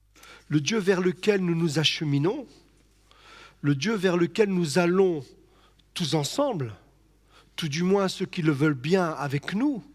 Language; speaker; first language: French; native; French